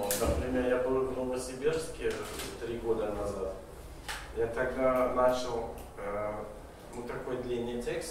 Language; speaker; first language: Russian; non-native, fluent; German